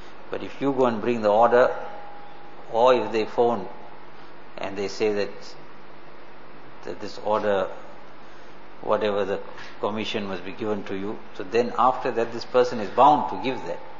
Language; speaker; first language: English; native; English